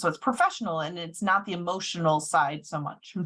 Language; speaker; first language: English; native; English